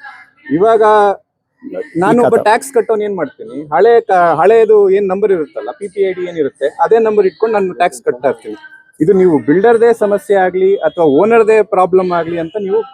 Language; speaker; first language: Kannada; native; Kannada